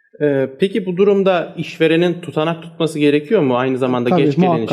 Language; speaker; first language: Turkish; native; Turkish